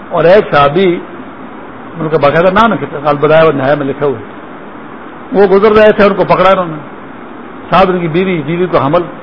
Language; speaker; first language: Urdu; non-native, local second language; Pashto